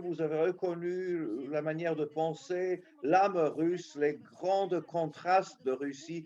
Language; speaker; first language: French; non-native, local second language; Serbian